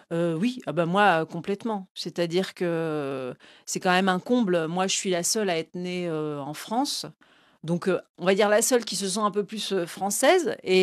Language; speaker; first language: French; native; French